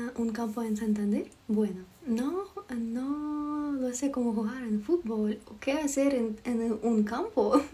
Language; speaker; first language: Spanish; non-native, fluent; Ukrainian